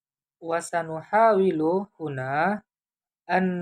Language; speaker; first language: Arabic; non-native, fluent; Indonesian